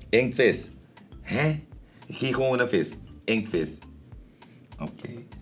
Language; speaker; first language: Dutch; native; Dutch